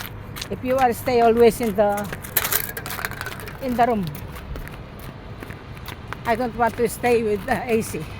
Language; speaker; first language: English; non-native, learner; Filipino